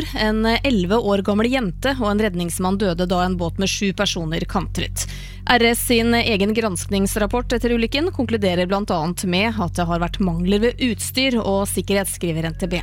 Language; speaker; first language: Norwegian; native; Norwegian